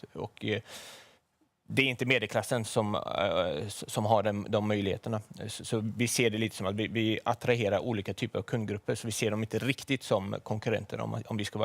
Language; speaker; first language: Swedish; native; Swedish